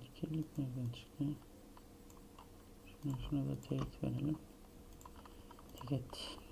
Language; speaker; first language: Turkish; native; Turkish